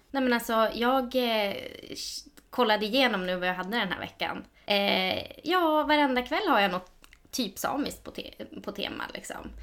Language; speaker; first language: Swedish; native; Swedish